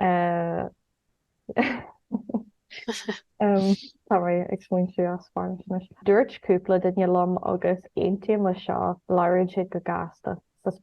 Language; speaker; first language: Irish; non-native, local second language; English